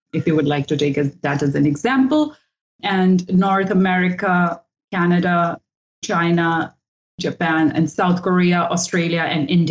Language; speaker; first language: English; non-native, local second language; Hindi